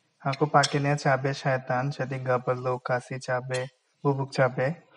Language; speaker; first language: Indonesian; non-native, fluent; Bangla